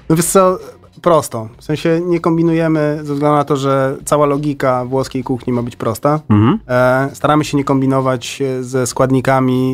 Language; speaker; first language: Polish; native; Polish